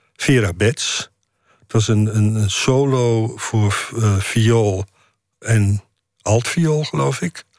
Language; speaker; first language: Dutch; native; Dutch